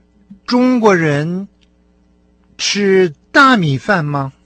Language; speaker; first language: Chinese; non-native, learner; Russian